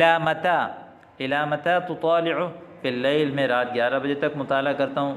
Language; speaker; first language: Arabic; non-native, fluent; Urdu